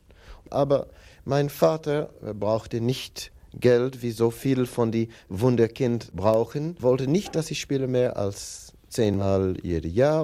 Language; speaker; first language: German; non-native, fluent; English